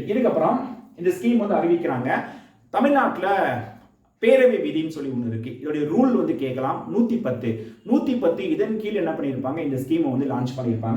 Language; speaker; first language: Tamil; native; Tamil